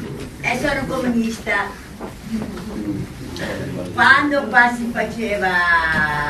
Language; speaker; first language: Italian; non-native, local second language; Somali